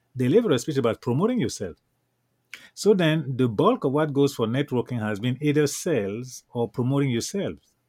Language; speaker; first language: English; non-native, local second language; French